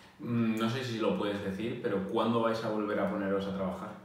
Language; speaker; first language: Spanish; native; Spanish